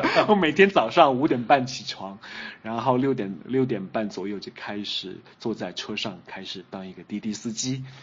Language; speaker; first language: Chinese; native; Chinese